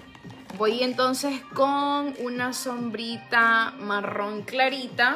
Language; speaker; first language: Spanish; native; Spanish